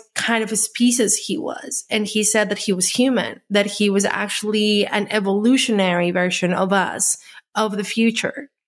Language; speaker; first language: English; non-native, fluent; Spanish